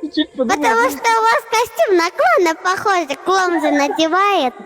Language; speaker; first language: Russian; non-native, learner; Turkish